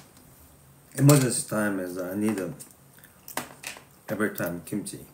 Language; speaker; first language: English; non-native, learner; Korean